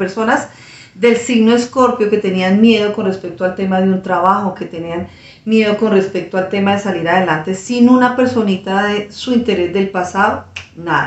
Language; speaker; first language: Spanish; native; Spanish